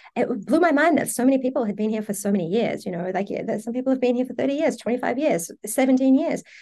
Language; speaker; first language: English; early bilingual, other home language; Persian